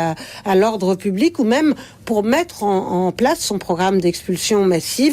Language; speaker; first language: French; native; French